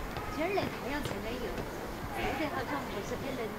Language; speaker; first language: Chinese; native; Chinese